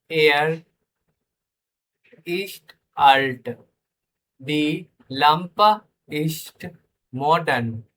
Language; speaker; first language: German; non-native, fluent; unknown